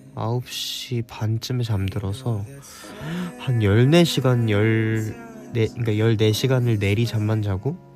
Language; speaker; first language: Korean; early bilingual, heritage; Korean